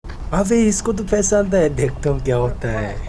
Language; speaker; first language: Hindi; non-native, local second language; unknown